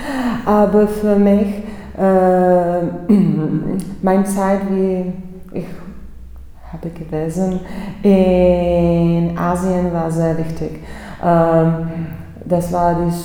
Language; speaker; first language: German; non-native, fluent; Czech